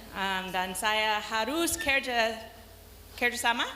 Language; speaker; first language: Indonesian; non-native, learner; English